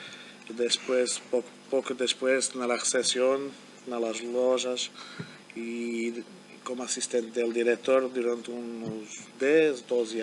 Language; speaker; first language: Spanish; non-native, learner; German